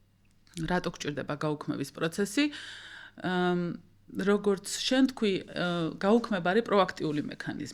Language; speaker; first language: Georgian; native; Georgian